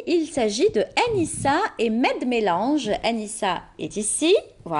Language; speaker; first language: French; native; French